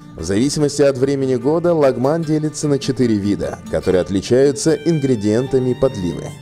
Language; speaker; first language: Russian; native; Russian